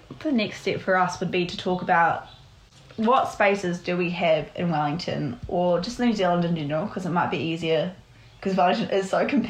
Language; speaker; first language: English; native; English